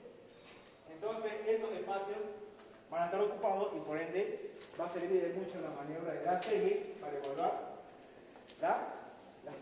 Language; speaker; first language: Spanish; native; Spanish